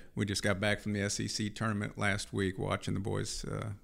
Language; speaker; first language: English; native; English